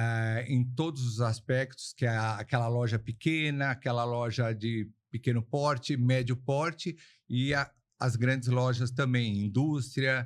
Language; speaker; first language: Portuguese; native; Portuguese